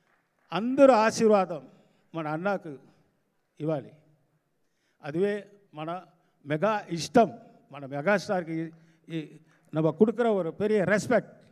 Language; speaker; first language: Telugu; non-native, learner; Tamil